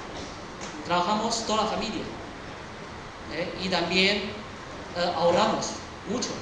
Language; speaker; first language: Spanish; early bilingual, other home language; Chinese